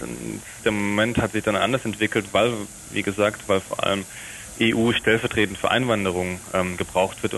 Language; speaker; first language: German; native; German